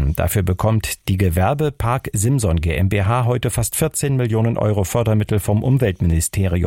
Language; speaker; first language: German; native; German